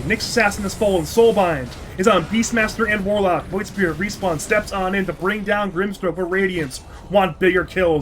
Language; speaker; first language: English; native; English